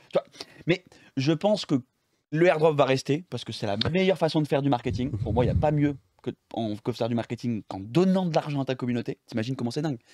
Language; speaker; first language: French; native; French